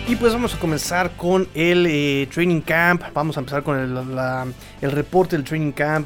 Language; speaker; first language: Spanish; native; Spanish